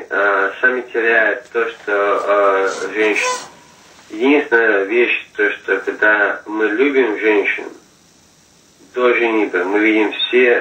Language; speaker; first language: Russian; non-native, fluent; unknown